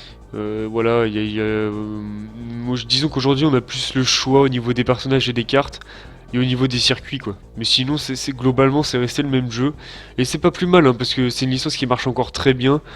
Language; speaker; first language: French; native; French